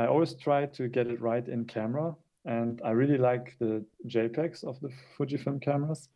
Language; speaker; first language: English; non-native, fluent; German